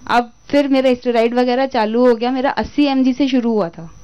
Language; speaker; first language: Hindi; native; Hindi